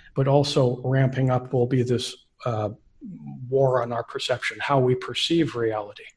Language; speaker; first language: English; native; English